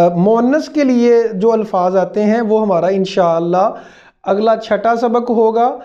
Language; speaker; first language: Urdu; native; Urdu